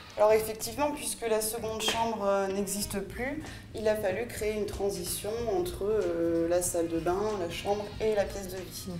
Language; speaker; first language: French; native; French